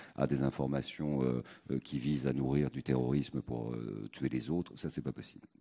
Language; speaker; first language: French; native; French